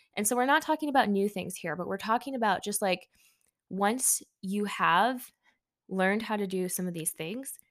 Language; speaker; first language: English; early bilingual, other home language; Hindi